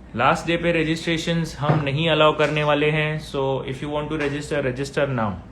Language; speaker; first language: Hindi; native; Hindi